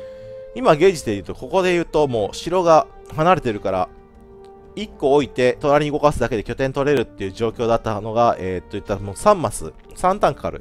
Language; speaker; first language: Japanese; native; Japanese